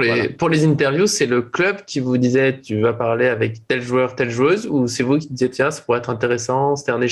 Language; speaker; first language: French; native; French